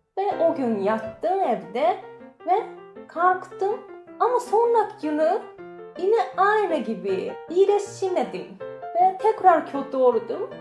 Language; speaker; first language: Turkish; non-native, learner; Japanese